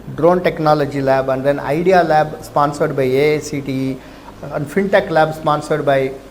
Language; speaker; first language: English; non-native, local second language; Telugu